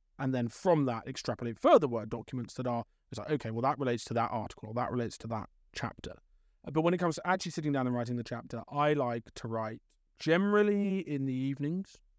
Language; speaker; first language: English; native; English